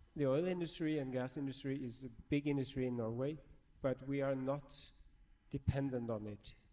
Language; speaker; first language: English; non-native, fluent; Norwegian